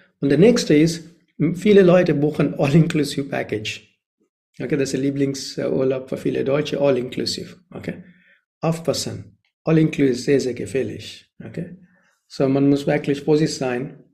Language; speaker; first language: German; non-native, learner; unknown